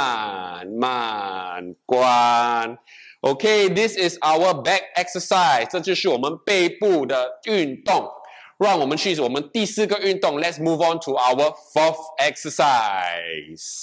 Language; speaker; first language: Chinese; native; Chinese